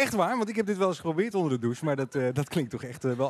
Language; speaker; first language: Dutch; native; Dutch